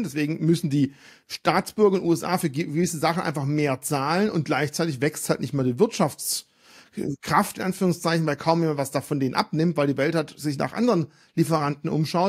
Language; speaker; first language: German; native; German